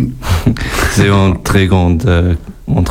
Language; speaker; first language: French; non-native, learner; German